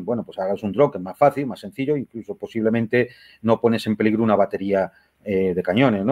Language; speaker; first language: Spanish; native; Spanish